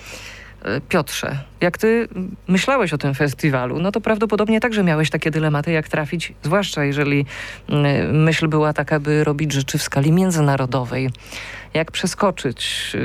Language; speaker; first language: Polish; native; Polish